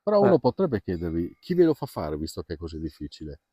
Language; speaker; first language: Italian; native; Italian